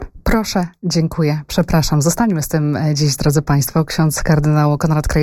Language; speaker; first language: Polish; native; Polish